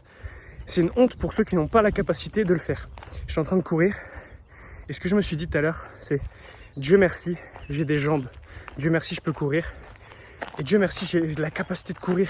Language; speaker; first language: French; native; French